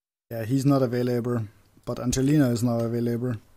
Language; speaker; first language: English; non-native, fluent; German